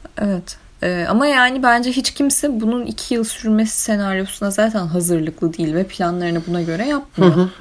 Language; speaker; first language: Turkish; native; Turkish